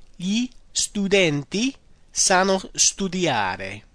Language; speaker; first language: Italian; non-native, fluent; English